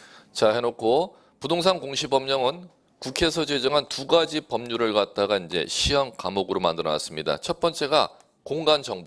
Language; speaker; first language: Korean; native; Korean